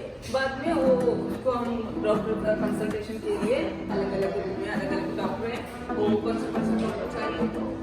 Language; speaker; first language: Hindi; non-native, learner; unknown